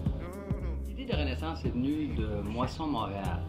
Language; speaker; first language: French; native; French